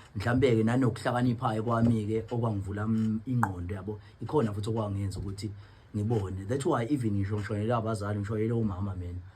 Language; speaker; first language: Zulu; native; Zulu